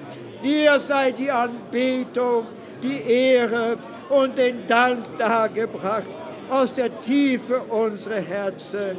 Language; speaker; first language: German; non-native, fluent; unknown